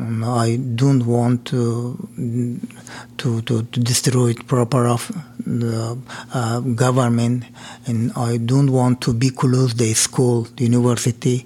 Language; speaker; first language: English; non-native, learner; Persian